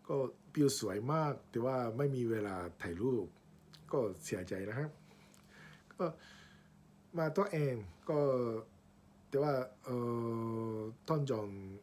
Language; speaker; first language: Thai; native; Thai